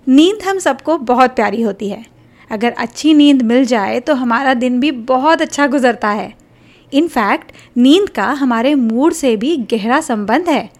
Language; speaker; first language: Hindi; native; Hindi